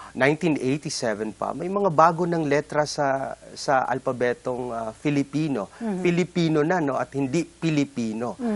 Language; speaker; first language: Filipino; non-native, local second language; Waray